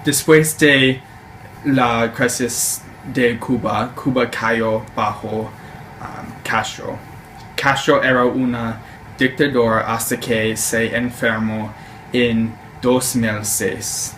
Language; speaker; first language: Spanish; non-native, learner; English